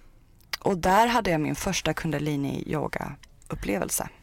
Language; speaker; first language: Swedish; early bilingual, other home language; Persian